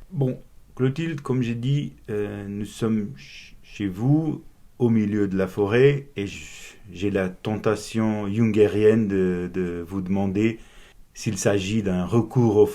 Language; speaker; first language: French; non-native, fluent; Portuguese